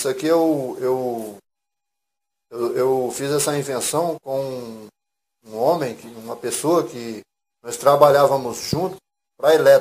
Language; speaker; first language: Portuguese; native; Portuguese